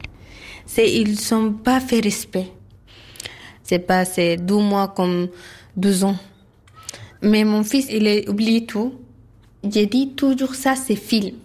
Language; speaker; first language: French; non-native, learner; Arabic